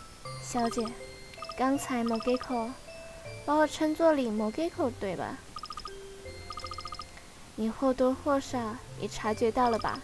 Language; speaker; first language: Chinese; native; Chinese